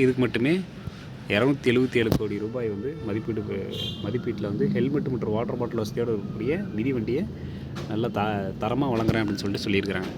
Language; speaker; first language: Tamil; native; Tamil